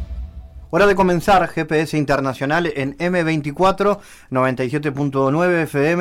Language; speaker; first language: Spanish; native; Spanish